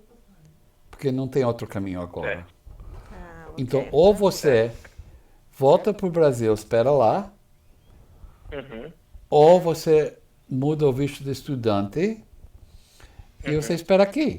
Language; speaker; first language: Portuguese; non-native, fluent; English